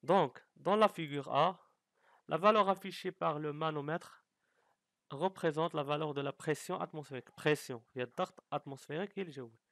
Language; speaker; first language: French; non-native, local second language; Arabic